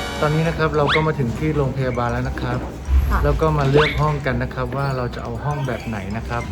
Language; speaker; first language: Thai; native; Thai